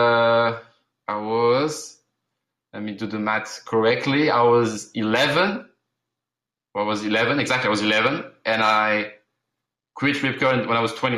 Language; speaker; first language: English; early bilingual, other home language; Arabic